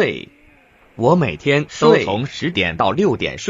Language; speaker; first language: Chinese; non-native, learner; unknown